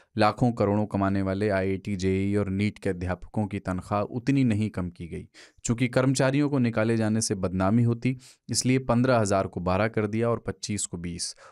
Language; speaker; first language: Hindi; native; Hindi